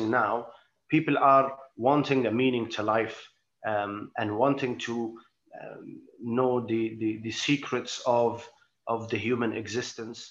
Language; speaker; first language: English; non-native, fluent; Arabic